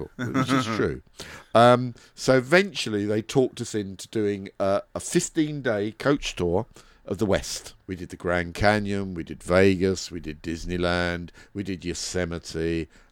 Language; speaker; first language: English; native; English